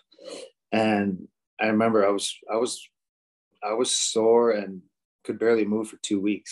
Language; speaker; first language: English; native; English